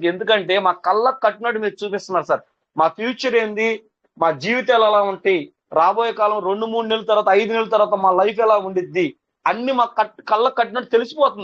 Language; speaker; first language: Telugu; native; Telugu